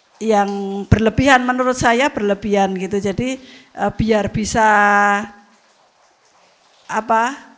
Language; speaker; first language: Indonesian; non-native, local second language; Javanese